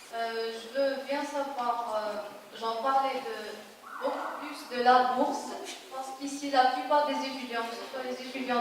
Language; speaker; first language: French; non-native, local second language; Arabic